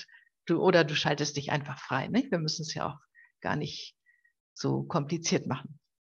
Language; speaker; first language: German; native; German